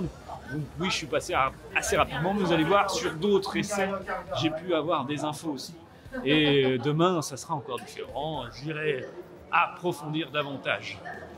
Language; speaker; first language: French; native; French